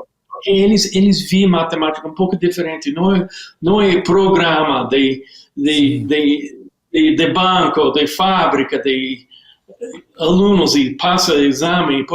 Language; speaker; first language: Portuguese; non-native, learner; English